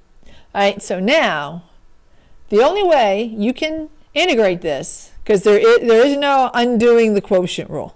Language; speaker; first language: English; native; English